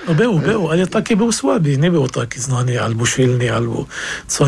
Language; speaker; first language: Polish; non-native, fluent; Arabic